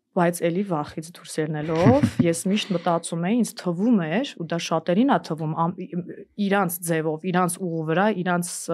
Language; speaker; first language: Armenian; early bilingual, heritage; Armenian